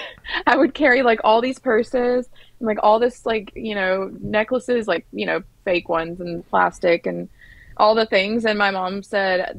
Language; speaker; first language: English; native; English